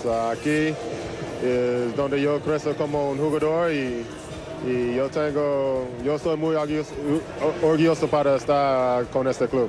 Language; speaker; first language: Spanish; non-native, fluent; English